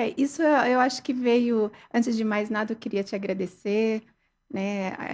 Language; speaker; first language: Portuguese; early bilingual, other home language; Arabic